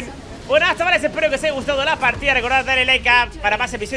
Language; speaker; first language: Spanish; native; Spanish